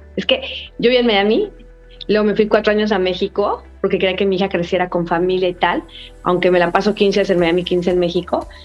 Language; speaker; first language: Spanish; native; Spanish